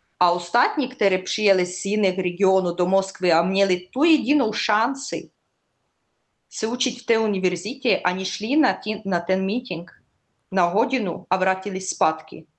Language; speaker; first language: Czech; non-native, learner; Russian